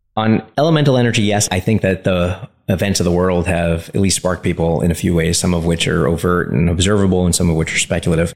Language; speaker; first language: English; native; English